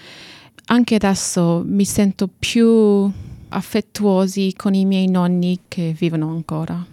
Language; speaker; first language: Italian; non-native, fluent; English